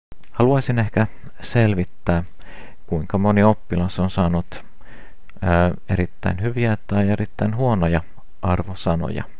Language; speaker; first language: Finnish; non-native, local second language; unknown